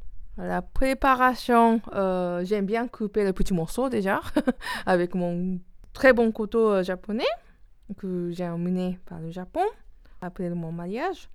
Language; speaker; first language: French; non-native, learner; Japanese